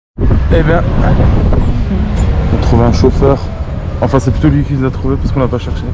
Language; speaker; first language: French; native; French